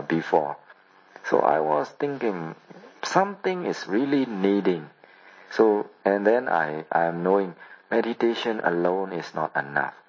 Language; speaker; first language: English; non-native, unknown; Burmese